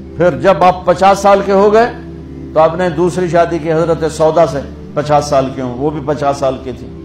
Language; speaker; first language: Urdu; non-native, local second language; Punjabi